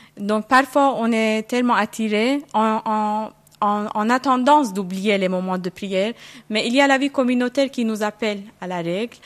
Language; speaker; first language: French; non-native, fluent; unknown